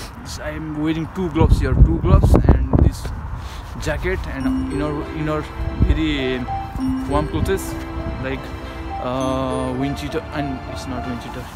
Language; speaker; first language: English; non-native, learner; Nepali